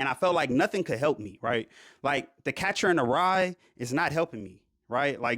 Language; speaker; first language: English; native; English